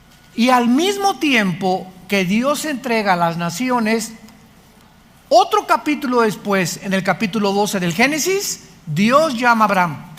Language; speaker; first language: Spanish; native; Spanish